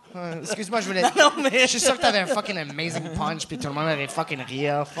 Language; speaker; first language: French; native; French